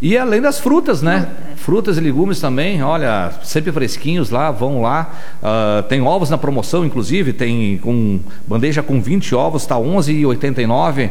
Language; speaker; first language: Portuguese; native; Portuguese